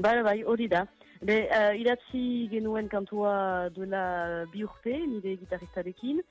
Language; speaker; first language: Basque; non-native, local second language; French